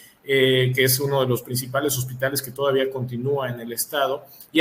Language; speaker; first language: Spanish; native; Spanish